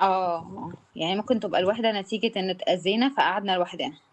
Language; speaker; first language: Arabic; native; Arabic